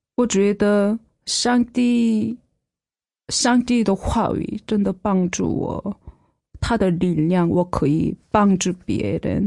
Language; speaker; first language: Chinese; non-native, fluent; Korean